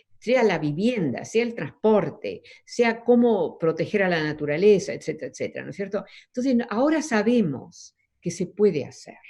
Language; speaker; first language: Spanish; early bilingual, other home language; Dutch